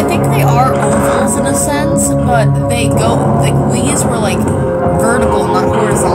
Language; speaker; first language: English; native; English